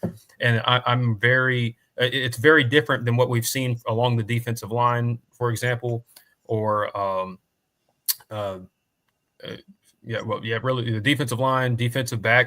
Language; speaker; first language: English; native; English